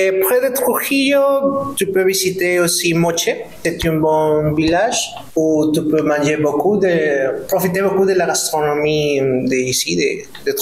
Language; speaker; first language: French; non-native, fluent; Spanish